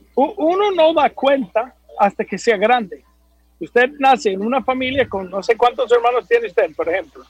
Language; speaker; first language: Spanish; non-native, fluent; English